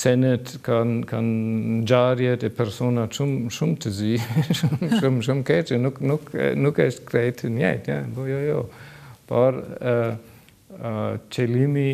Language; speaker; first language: Albanian; non-native, learner; German